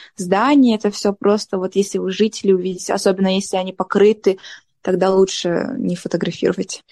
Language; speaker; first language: Russian; non-native, local second language; Tajik